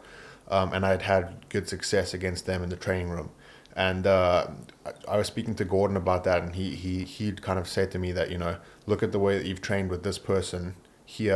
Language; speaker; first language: English; native; English